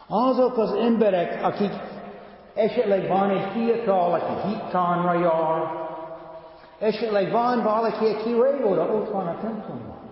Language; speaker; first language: Hungarian; non-native, fluent; English